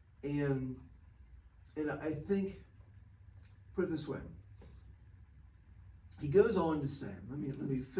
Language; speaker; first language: English; native; English